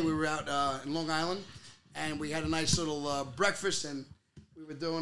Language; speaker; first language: English; native; English